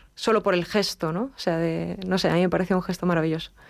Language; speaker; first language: Spanish; native; Spanish